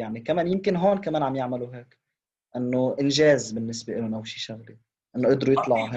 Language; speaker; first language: Arabic; native; Arabic